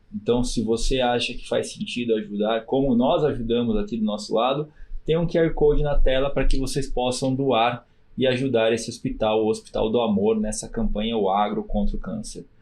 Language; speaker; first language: Portuguese; native; Portuguese